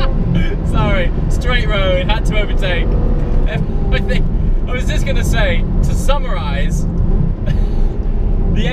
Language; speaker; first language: English; native; English